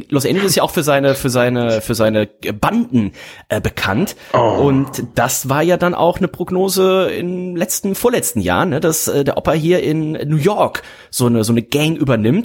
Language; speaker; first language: German; native; German